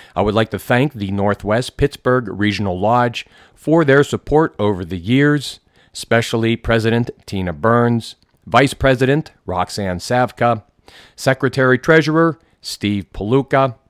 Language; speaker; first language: English; native; English